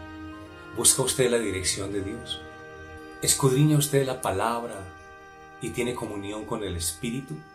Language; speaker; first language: Spanish; native; Spanish